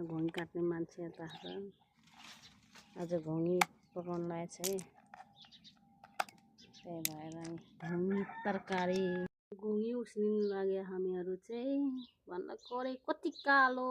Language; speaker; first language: Nepali; non-native, local second language; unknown